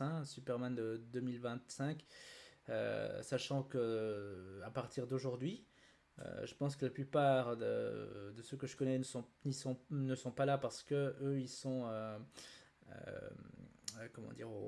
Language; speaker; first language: French; native; French